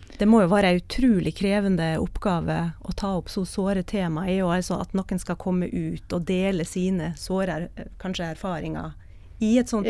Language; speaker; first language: Norwegian; native; Norwegian